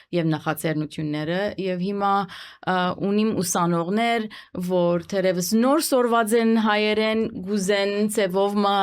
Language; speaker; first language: Armenian; early bilingual, heritage; Armenian